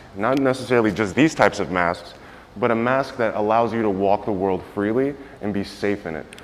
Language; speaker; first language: English; native; English